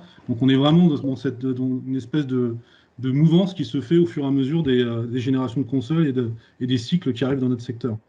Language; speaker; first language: French; native; French